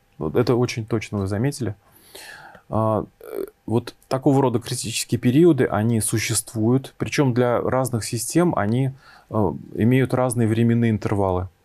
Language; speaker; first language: Russian; native; Russian